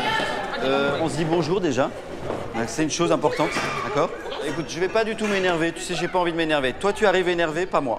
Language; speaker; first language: French; native; French